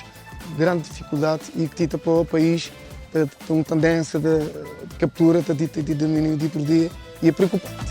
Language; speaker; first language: Portuguese; non-native, local second language; Kabuverdianu